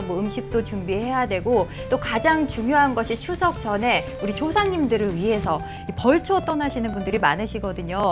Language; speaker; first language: Korean; native; Korean